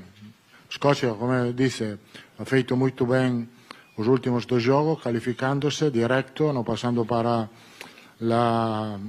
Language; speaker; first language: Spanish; non-native, fluent; Italian